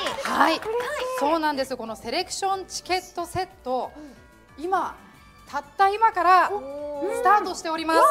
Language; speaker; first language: Japanese; native; Japanese